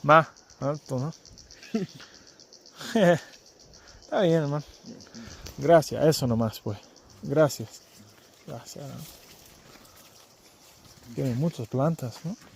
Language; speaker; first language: Spanish; non-native, learner; English